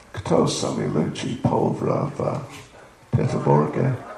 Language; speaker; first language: Russian; non-native, learner; English